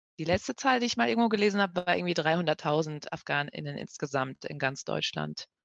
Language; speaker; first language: German; early bilingual, other home language; Persian